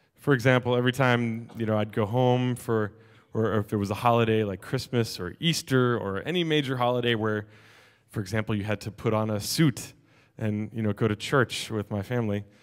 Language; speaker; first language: English; native; English